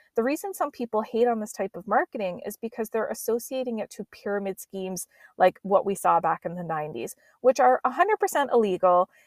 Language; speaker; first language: English; native; English